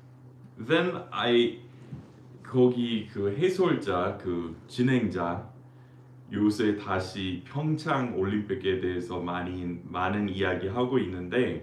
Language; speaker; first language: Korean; non-native, fluent; English